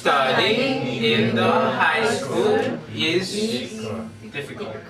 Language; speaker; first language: English; non-native, fluent; Korean